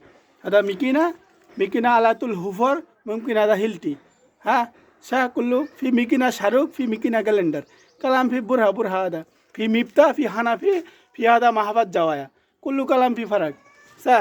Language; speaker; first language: Arabic; non-native, learner; Bangla